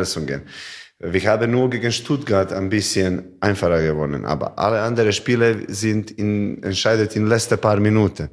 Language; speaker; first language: German; non-native, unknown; Serbian